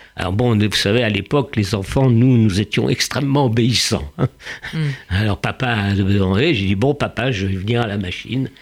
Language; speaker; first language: French; early bilingual, other home language; Yiddish